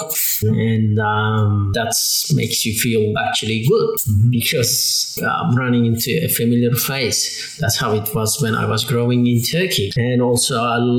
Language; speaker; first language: English; non-native, fluent; Turkish